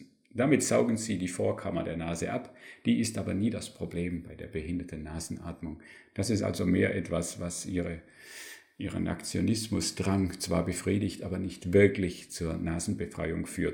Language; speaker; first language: German; native; German